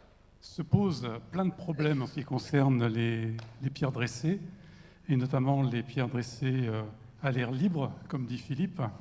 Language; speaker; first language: French; native; French